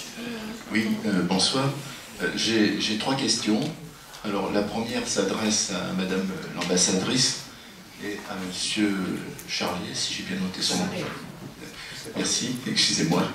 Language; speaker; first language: French; native; French